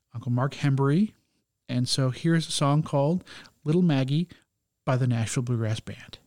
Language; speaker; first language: English; native; English